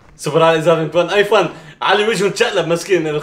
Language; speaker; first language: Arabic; native; Arabic